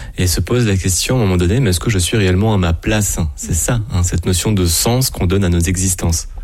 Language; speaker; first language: French; native; French